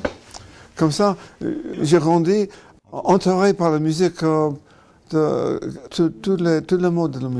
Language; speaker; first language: French; non-native, learner; English